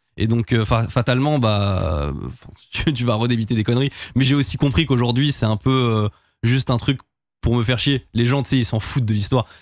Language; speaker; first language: French; native; French